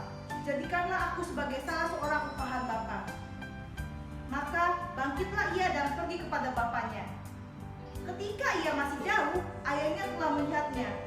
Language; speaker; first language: Indonesian; native; Indonesian